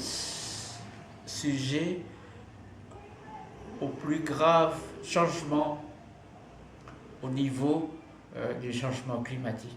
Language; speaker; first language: French; non-native, fluent; Vietnamese